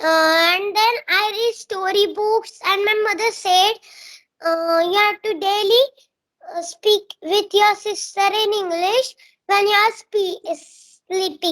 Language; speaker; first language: English; non-native, learner; Marathi